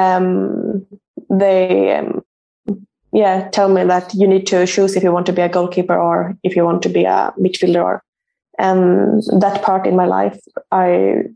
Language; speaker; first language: English; non-native, fluent; Swedish